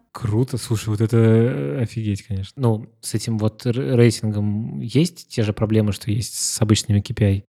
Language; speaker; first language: Russian; native; Russian